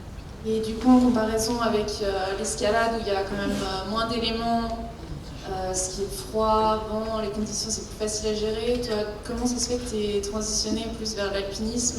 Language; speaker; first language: French; native; French